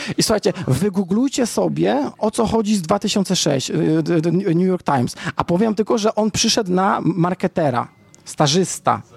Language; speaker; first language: Polish; native; Polish